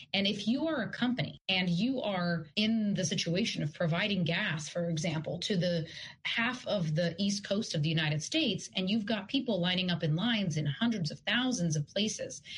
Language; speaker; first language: English; non-native, fluent; Russian